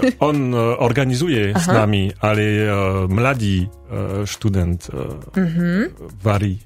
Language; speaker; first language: Slovak; non-native, learner; French